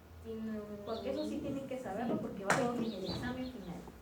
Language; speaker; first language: Spanish; native; Spanish